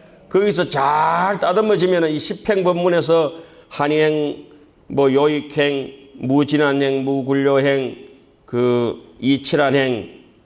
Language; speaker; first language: Korean; native; Korean